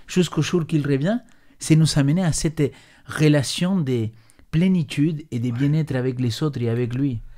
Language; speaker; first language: French; non-native, fluent; Spanish